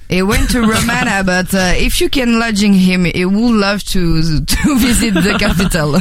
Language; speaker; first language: English; non-native, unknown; French